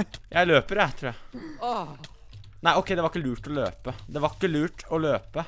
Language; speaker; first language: Norwegian; native; Norwegian